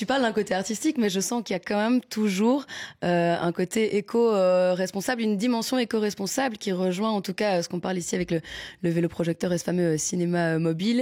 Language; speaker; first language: French; native; French